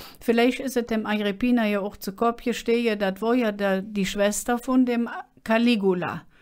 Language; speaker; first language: German; native; German